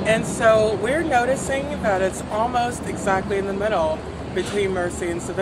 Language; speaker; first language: English; native; English